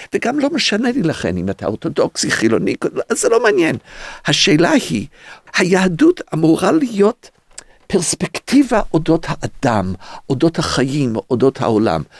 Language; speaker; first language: Hebrew; early bilingual, other home language; English